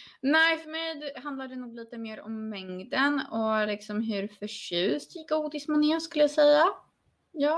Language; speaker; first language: Swedish; non-native, fluent; Polish